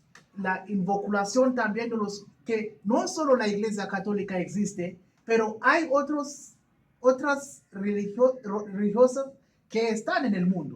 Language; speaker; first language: Spanish; non-native, learner; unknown